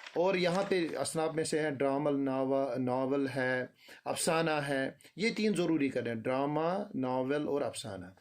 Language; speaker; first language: Urdu; non-native, local second language; Kashmiri